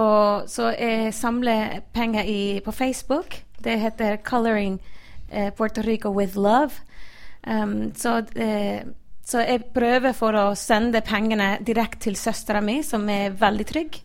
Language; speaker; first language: Norwegian; non-native, fluent; Spanish